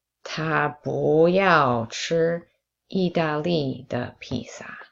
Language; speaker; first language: Chinese; non-native, fluent; English